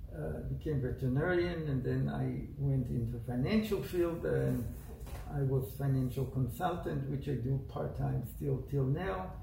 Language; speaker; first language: English; non-native, fluent; Hebrew